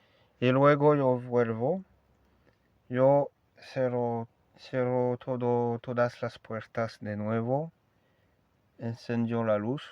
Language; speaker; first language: Spanish; non-native, learner; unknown